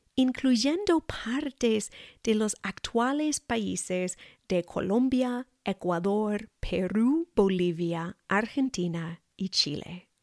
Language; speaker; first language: Spanish; non-native, fluent; English